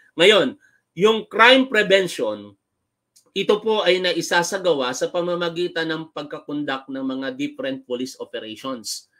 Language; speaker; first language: Filipino; native; Filipino